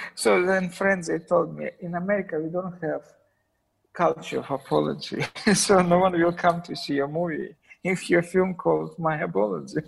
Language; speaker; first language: English; non-native, fluent; Russian